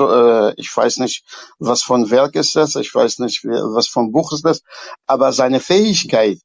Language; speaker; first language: German; non-native, fluent; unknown